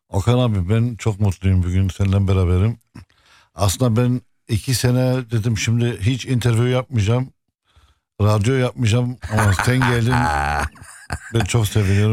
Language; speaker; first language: Turkish; non-native, local second language; Arabic